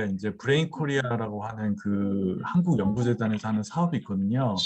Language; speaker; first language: Korean; native; Korean